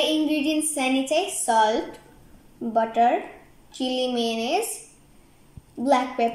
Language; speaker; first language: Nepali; early bilingual, heritage; Nepali